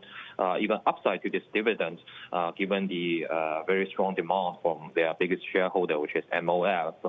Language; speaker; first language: English; non-native, fluent; Chinese